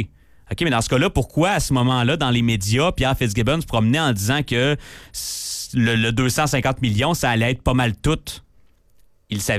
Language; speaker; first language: French; native; French